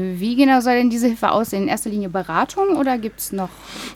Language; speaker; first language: German; native; German